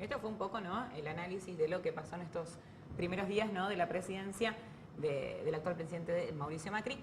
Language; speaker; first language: Spanish; native; Spanish